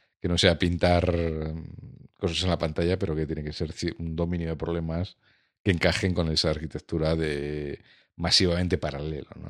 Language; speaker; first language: Spanish; native; Spanish